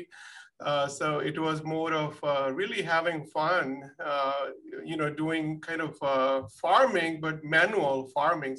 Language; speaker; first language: English; non-native, local second language; Punjabi